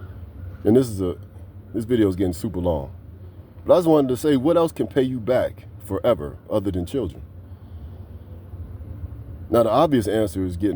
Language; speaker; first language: English; native; English